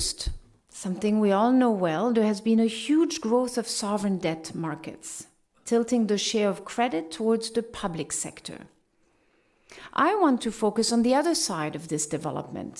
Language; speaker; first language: English; non-native, fluent; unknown